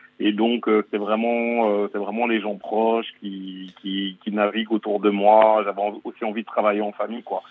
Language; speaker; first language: French; native; French